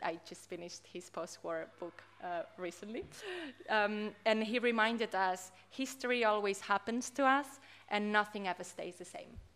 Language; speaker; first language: English; non-native, fluent; Catalan